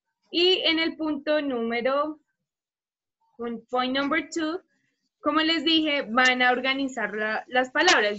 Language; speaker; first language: Spanish; native; Spanish